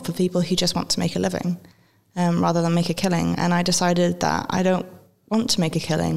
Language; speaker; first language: English; native; English